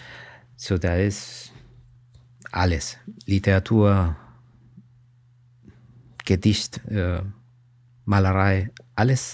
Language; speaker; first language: German; non-native, fluent; Spanish